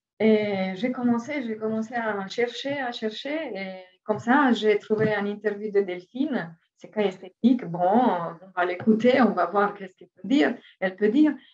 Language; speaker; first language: French; non-native, fluent; Romanian